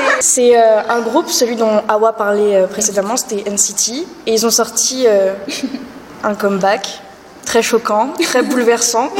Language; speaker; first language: French; native; French